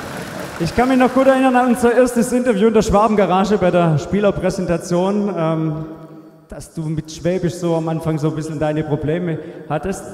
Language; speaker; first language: German; native; German